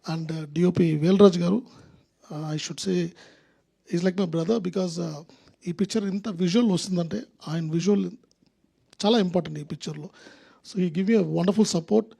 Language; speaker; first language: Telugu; non-native, local second language; Tamil